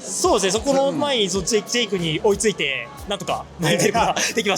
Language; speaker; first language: Japanese; native; Japanese